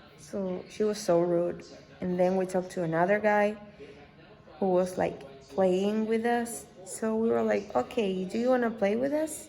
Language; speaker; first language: English; non-native, fluent; Spanish